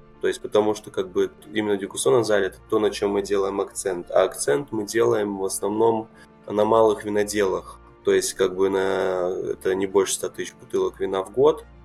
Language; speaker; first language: Russian; early bilingual, other home language; Romanian